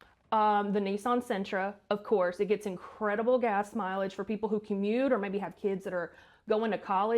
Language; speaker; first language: English; native; English